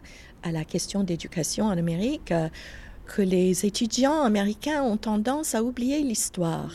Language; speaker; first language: French; non-native, fluent; English